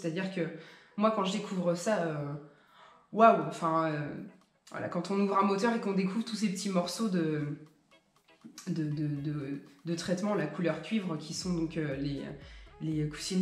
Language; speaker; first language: French; native; French